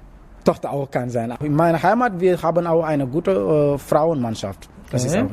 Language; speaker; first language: German; non-native, learner; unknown